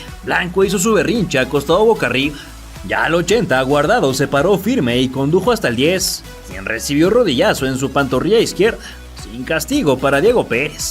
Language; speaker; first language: Spanish; native; Spanish